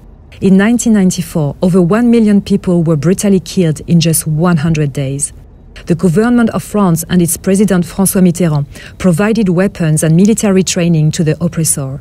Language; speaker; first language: English; non-native, fluent; French